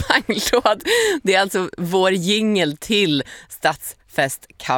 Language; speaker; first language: Swedish; native; Swedish